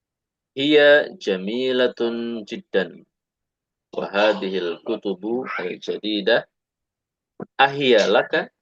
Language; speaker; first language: Arabic; non-native, fluent; Indonesian